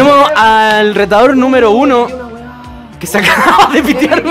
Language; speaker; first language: Spanish; native; Spanish